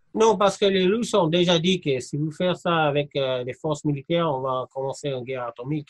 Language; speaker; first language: French; non-native, fluent; English